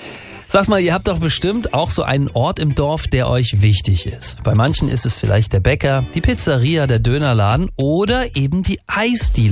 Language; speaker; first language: German; native; German